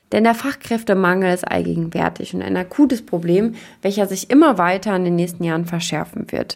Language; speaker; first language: German; native; German